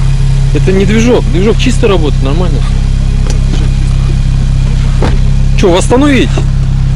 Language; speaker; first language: Russian; native; Russian